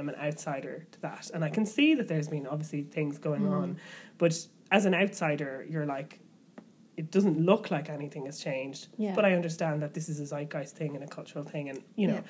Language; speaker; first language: English; native; English